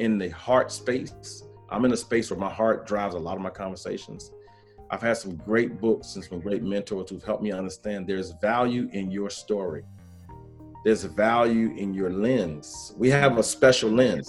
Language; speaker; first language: English; native; English